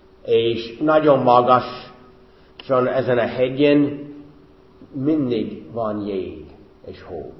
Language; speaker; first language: Hungarian; non-native, fluent; English